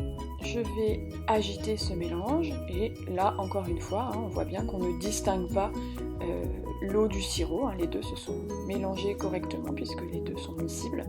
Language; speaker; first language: French; native; French